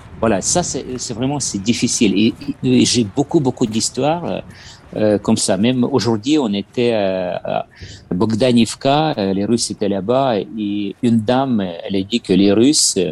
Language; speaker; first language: French; non-native, learner; Ukrainian